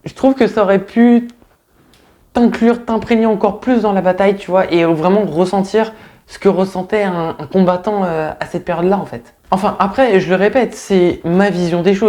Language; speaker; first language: French; native; French